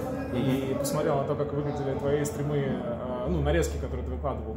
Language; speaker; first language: Russian; native; Russian